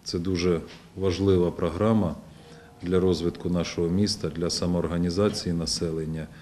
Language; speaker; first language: Ukrainian; non-native, local second language; Russian